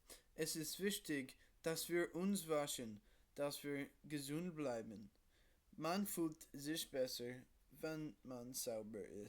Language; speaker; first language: German; non-native, learner; English